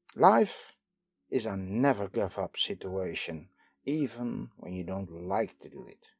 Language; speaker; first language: English; non-native, fluent; Dutch